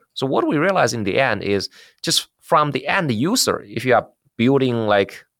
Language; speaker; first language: English; non-native, fluent; Chinese